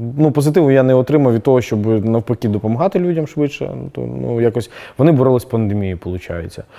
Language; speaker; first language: Ukrainian; native; Ukrainian